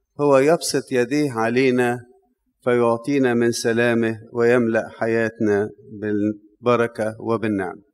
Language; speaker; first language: Arabic; native; Arabic